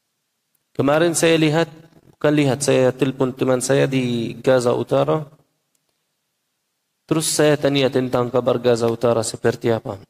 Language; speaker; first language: Indonesian; non-native, fluent; Arabic